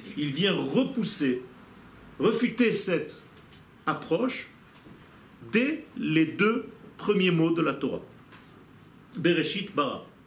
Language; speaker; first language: French; non-native, fluent; Hebrew